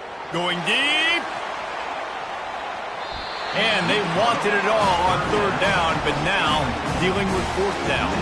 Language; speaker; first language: English; native; English